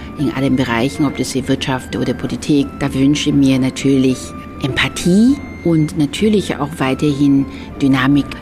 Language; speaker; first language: German; non-native, fluent; Chinese